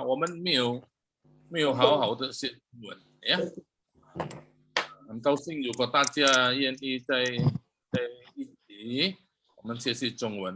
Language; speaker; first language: Chinese; early bilingual, heritage; Indonesian